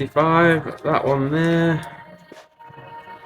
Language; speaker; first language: English; native; English